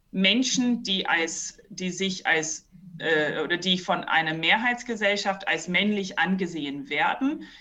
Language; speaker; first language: German; early bilingual, other home language; English